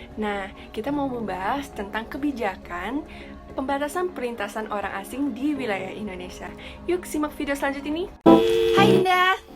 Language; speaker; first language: Indonesian; native; Indonesian